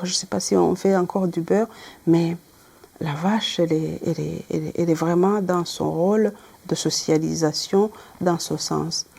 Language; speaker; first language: French; non-native, local second language; Kinyarwanda